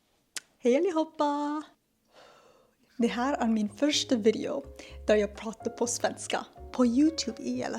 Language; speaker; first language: Swedish; non-native, learner; Japanese